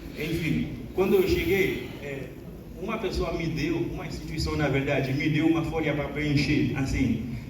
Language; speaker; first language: Portuguese; non-native, fluent; Haitian Creole